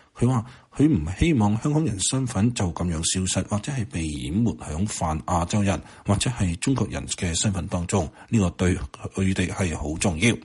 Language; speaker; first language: Chinese; non-native, local second language; Cantonese